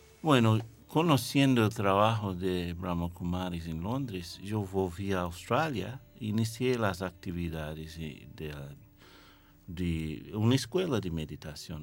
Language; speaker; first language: Spanish; non-native, fluent; English